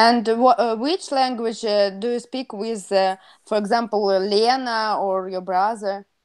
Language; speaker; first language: English; non-native, learner; Russian